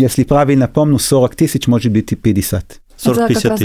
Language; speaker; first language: Russian; non-native, learner; Hebrew